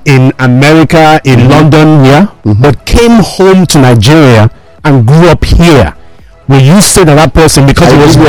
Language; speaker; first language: English; non-native, local second language; Igbo